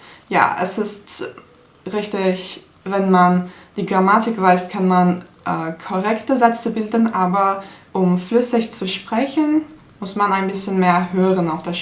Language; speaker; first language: German; non-native, learner; Turkish